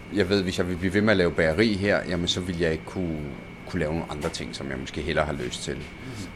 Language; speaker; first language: Danish; early bilingual, other home language; Italian